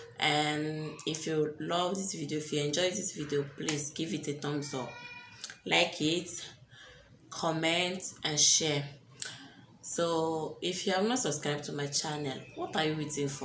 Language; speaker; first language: English; non-native, local second language; French